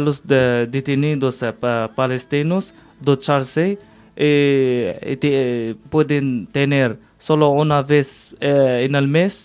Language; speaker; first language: Spanish; non-native, learner; Arabic